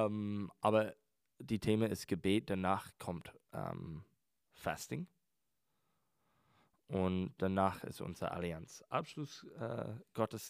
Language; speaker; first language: German; non-native, learner; English